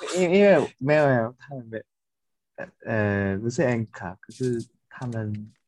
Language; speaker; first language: Chinese; non-native, fluent; Japanese